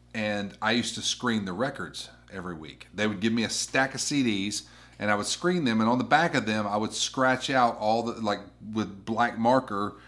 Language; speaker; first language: English; native; English